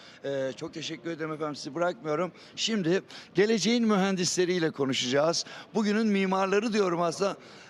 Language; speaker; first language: Turkish; native; Turkish